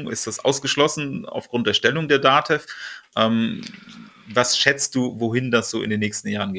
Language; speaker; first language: German; native; German